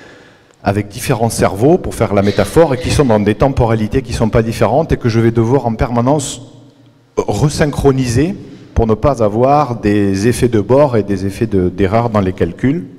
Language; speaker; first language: French; native; French